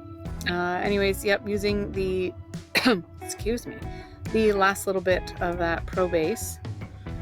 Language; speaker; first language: English; native; English